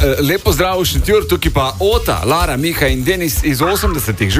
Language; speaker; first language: Slovenian; native; Slovenian